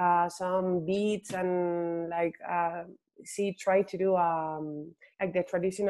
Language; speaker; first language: English; non-native, fluent; Spanish